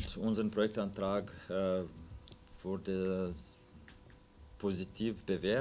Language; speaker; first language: German; non-native, fluent; Russian